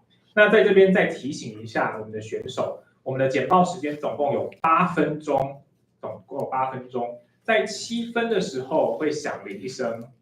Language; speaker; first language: Chinese; native; Chinese